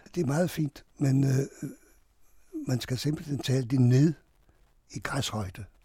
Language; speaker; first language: Danish; non-native, fluent; Hungarian